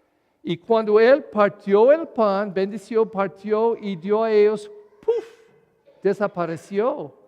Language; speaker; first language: Spanish; non-native, learner; English